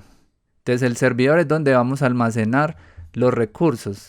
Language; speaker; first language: Spanish; native; Spanish